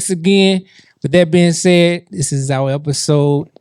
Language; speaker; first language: English; native; English